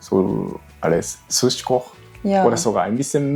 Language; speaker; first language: German; non-native, learner; Japanese